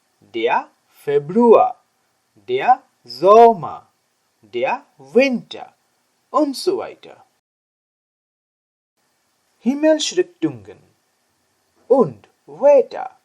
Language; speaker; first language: German; non-native, learner; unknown